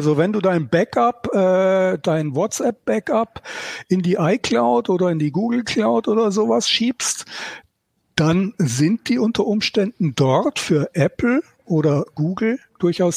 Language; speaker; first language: German; native; German